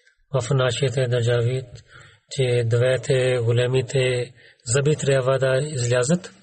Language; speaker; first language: Bulgarian; non-native, learner; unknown